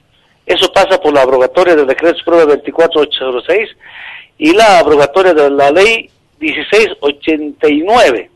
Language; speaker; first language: Spanish; native; Spanish